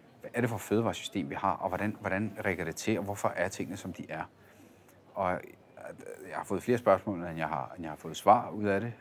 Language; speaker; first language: Danish; early bilingual, other home language; Italian